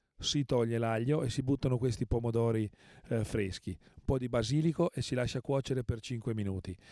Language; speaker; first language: Italian; native; Italian